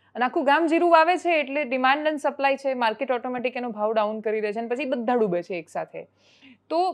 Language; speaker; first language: Gujarati; native; Gujarati